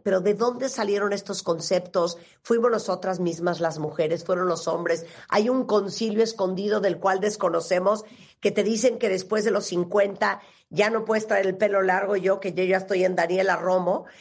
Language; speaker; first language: Spanish; native; Spanish